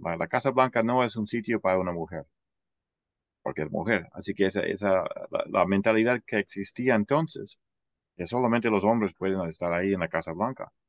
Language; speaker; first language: Spanish; non-native, fluent; English